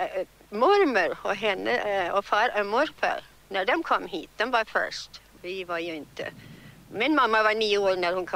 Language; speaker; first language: Swedish; early bilingual, heritage; Swedish